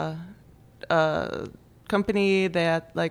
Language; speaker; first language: English; early bilingual, other home language; Polish